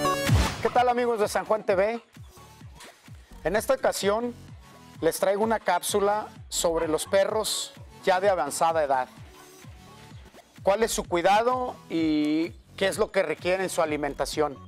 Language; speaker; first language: Spanish; native; Spanish